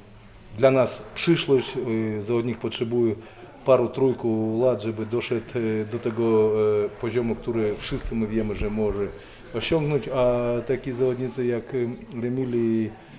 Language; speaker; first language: Polish; non-native, fluent; Russian